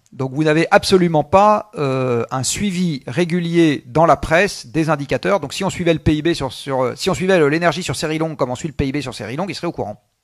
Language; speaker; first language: French; native; French